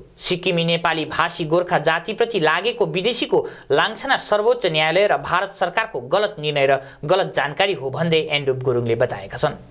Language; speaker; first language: Nepali; native; Nepali